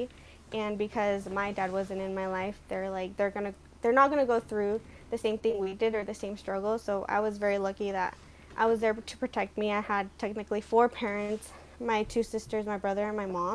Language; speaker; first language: English; native; English